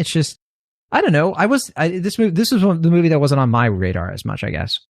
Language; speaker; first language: English; native; English